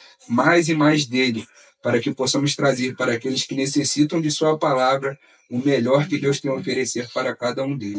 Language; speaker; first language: Portuguese; native; Portuguese